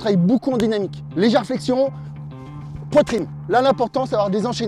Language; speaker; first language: French; native; French